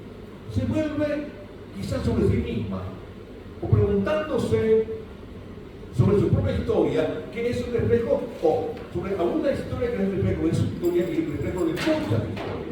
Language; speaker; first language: Spanish; native; Spanish